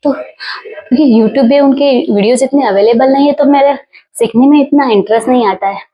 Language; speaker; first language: Hindi; non-native, local second language; Gujarati